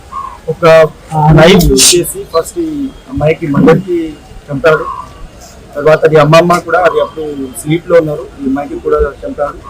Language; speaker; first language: Telugu; non-native, learner; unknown